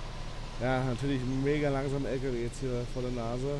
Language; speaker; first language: German; native; German